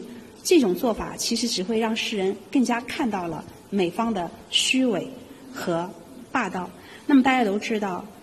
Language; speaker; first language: Chinese; native; Chinese